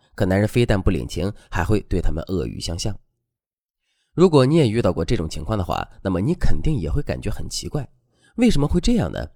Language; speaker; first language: Chinese; native; Chinese